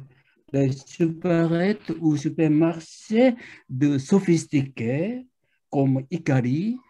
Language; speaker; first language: French; non-native, fluent; Japanese